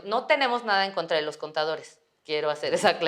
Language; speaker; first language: Spanish; native; Spanish